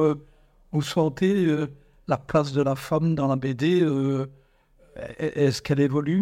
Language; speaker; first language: French; native; French